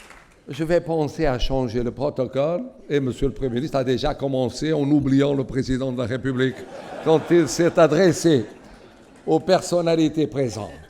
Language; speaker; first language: French; non-native, fluent; Portuguese